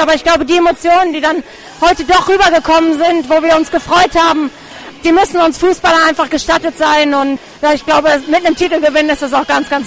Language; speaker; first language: German; native; German